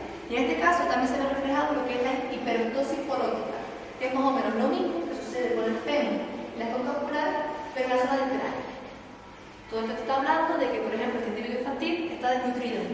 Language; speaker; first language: Spanish; native; Spanish